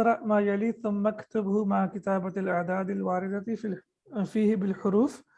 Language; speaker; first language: Arabic; non-native, fluent; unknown